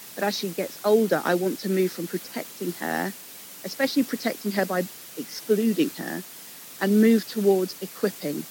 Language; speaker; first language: English; native; English